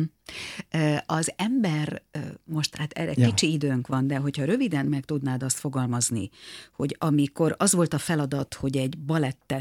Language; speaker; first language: Hungarian; native; Hungarian